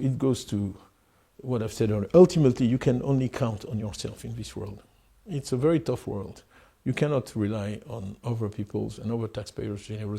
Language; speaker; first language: English; non-native, fluent; French